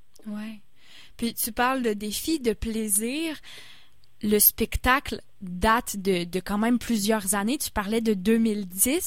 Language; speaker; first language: French; native; French